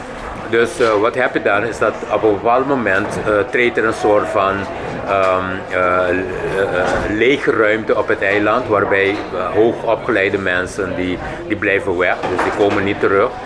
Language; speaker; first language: Dutch; non-native, local second language; Papiamento